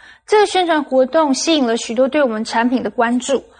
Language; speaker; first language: Chinese; native; Chinese